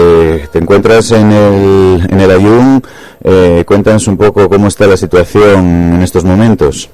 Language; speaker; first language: Spanish; native; Spanish